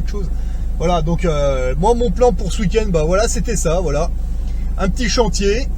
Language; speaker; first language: French; native; French